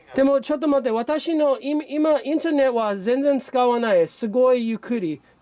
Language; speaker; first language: Japanese; non-native, learner; English